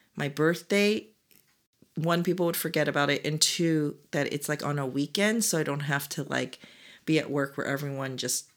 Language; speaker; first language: English; early bilingual, other home language; Korean